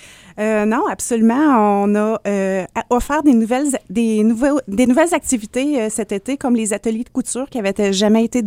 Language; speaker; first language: French; native; French